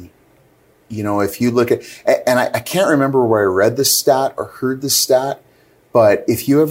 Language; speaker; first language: English; native; English